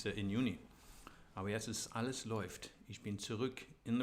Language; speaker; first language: German; non-native, learner; English